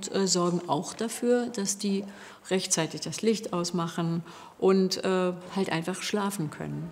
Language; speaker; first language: German; native; German